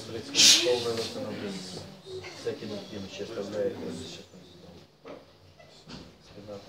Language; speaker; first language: Russian; native; Russian